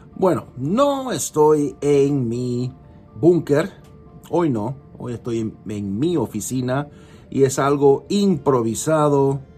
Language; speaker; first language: Spanish; early bilingual, heritage; Spanish